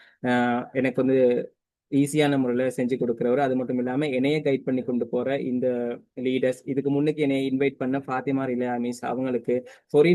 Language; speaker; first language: Tamil; native; Tamil